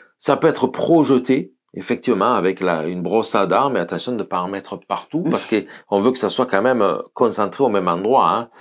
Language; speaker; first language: French; native; French